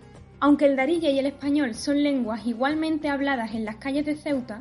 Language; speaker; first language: Spanish; native; Spanish